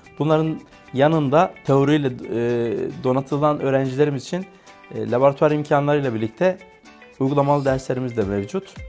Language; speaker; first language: Turkish; native; Turkish